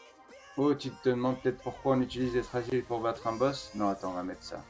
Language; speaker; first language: French; native; French